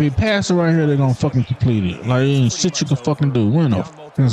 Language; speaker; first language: English; native; English